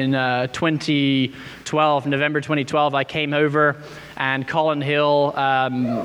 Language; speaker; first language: English; native; English